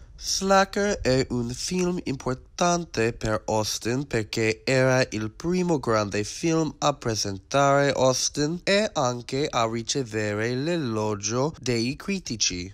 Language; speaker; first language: Italian; non-native, learner; English